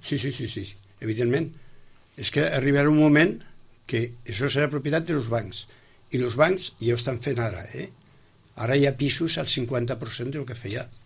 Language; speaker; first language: Catalan; non-native, local second language; Spanish